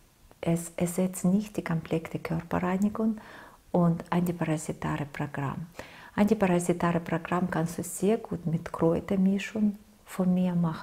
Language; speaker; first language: German; non-native, fluent; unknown